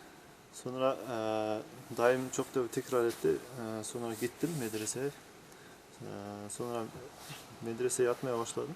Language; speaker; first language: Turkish; non-native, learner; Kyrgyz